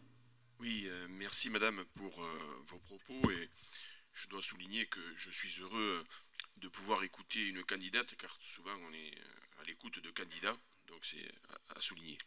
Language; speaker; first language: French; native; French